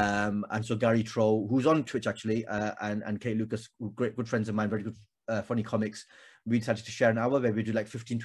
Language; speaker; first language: English; native; English